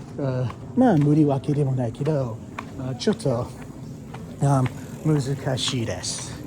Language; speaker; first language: Japanese; non-native, fluent; English